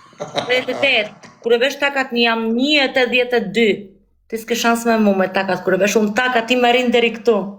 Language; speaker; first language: Albanian; early bilingual, heritage; Albanian